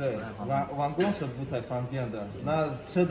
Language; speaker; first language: Chinese; non-native, learner; Tajik